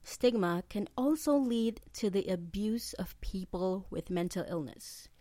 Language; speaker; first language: English; non-native, local second language; Malay